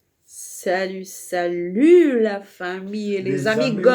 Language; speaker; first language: French; native; French